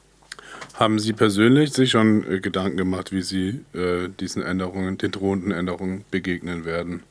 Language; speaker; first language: German; native; German